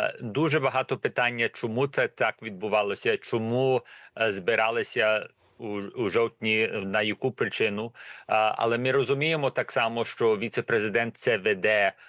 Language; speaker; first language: Ukrainian; early bilingual, heritage; Ukrainian